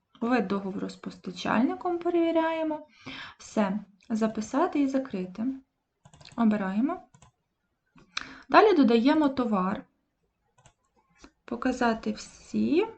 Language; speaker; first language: Ukrainian; native; Ukrainian